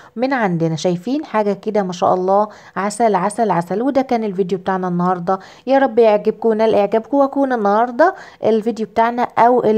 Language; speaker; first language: Arabic; native; Arabic